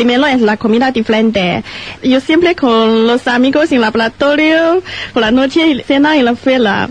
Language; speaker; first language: Spanish; non-native, learner; Chinese